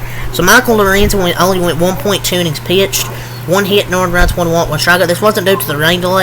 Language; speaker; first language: English; native; English